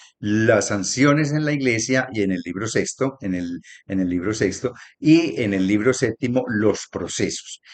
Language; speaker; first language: Spanish; native; Spanish